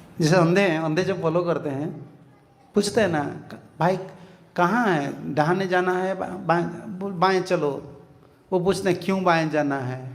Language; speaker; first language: Hindi; non-native, local second language; Bangla